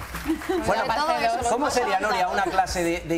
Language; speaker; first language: Spanish; native; Spanish